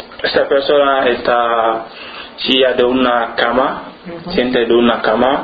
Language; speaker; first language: Spanish; non-native, learner; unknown